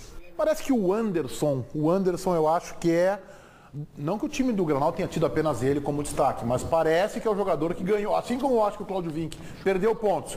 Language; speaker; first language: Portuguese; native; Portuguese